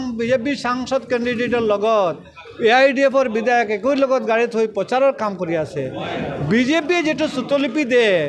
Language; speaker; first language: Assamese; non-native, local second language; Bangla